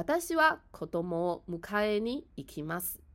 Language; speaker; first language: Japanese; non-native, fluent; Chinese